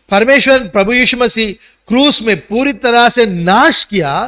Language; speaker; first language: Hindi; non-native, local second language; Telugu